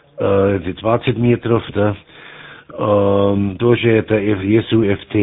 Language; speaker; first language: Russian; non-native, learner; German